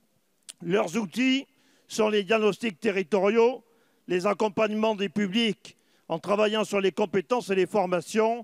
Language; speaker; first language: French; native; French